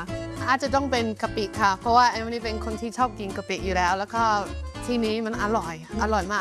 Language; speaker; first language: Thai; non-native, fluent; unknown